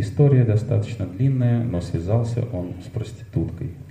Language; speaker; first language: Russian; native; Russian